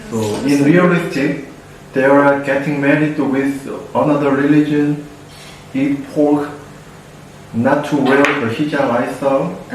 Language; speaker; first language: English; non-native, learner; Korean